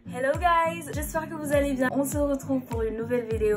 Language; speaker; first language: French; non-native, local second language; Wolof